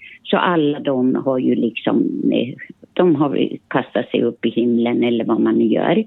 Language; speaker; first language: Swedish; early bilingual, other home language; Finnish